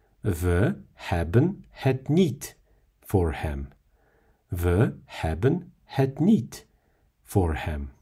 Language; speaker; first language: Dutch; non-native, fluent; Russian